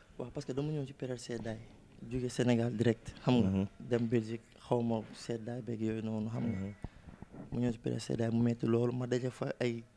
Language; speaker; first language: Wolof; native; Wolof